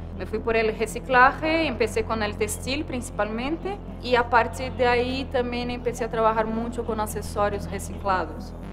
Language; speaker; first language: Spanish; non-native, fluent; Portuguese